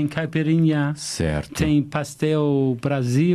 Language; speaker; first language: Portuguese; non-native, fluent; German